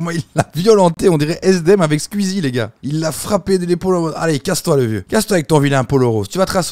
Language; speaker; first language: French; native; French